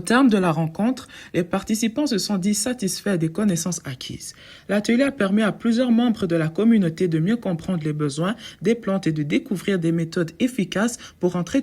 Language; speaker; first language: French; native; French